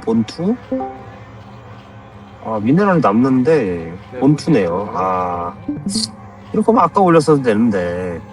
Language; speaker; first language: Korean; native; Korean